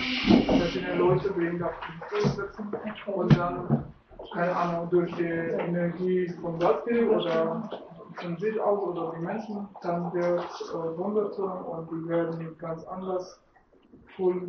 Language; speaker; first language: German; non-native, learner; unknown